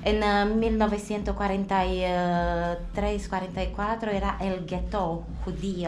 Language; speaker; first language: Spanish; non-native, fluent; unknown